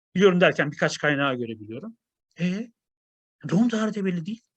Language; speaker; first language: Turkish; native; Turkish